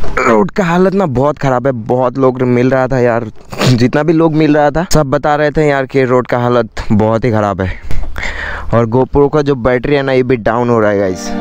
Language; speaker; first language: Hindi; non-native, local second language; Bangla